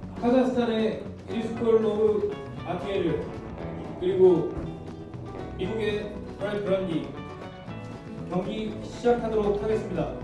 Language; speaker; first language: Korean; native; Korean